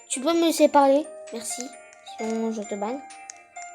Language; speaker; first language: French; native; French